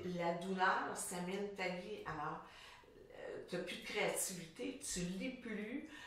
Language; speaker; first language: French; native; French